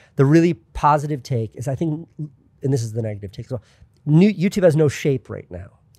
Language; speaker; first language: English; native; English